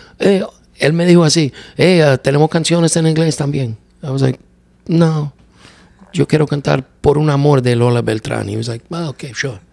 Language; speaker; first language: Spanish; non-native, learner; English